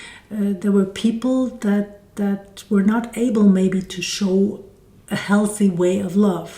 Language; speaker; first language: English; non-native, fluent; German